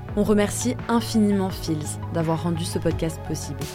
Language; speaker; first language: French; native; French